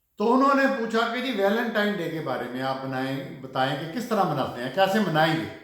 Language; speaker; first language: Urdu; native; Urdu